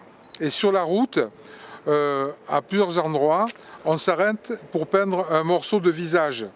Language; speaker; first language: French; native; French